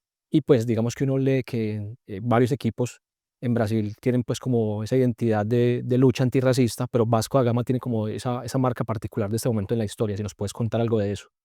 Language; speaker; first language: Spanish; native; Spanish